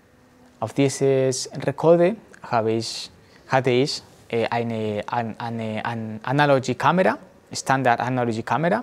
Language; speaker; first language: German; non-native, learner; Spanish